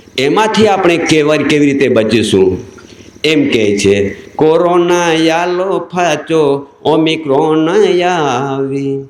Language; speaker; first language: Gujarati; non-native, local second language; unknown